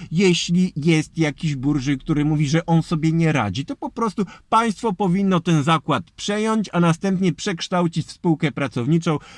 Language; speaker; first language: Polish; native; Polish